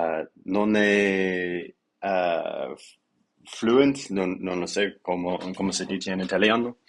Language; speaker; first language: Italian; non-native, learner; English